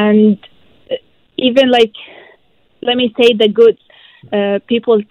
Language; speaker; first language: English; non-native, fluent; Arabic